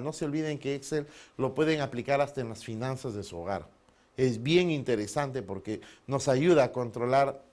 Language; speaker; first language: Spanish; native; Spanish